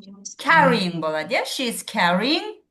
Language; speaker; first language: English; non-native, fluent; Kazakh